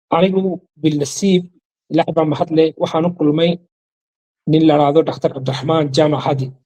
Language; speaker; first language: Somali; non-native, fluent; Urdu